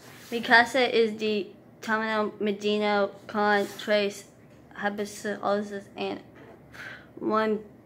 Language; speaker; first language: Spanish; non-native, learner; English